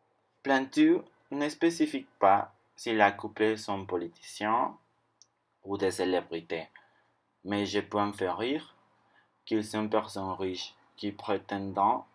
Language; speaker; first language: French; non-native, learner; Spanish